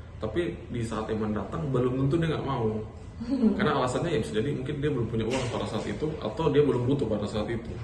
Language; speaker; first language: Indonesian; native; Indonesian